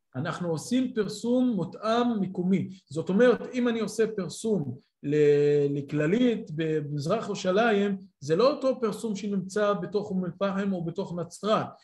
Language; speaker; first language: Hebrew; non-native, local second language; Arabic